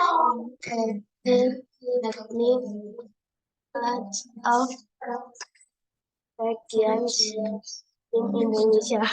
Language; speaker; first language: English; non-native, learner; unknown